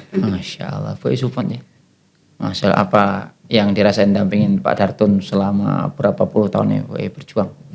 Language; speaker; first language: Indonesian; native; Indonesian